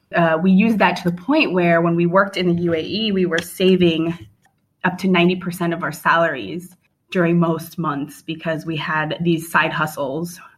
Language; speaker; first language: English; native; English